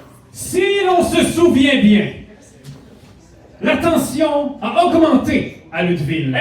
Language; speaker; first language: French; native; French